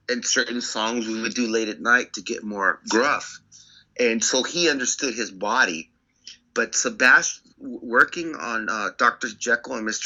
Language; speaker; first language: English; native; English